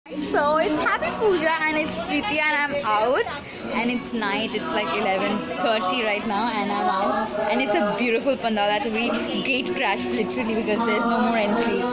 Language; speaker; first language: English; non-native, local second language; Bangla